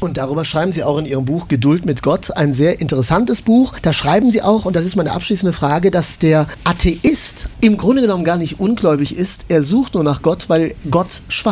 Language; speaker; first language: German; native; German